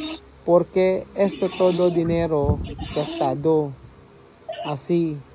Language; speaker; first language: Spanish; non-native, learner; Filipino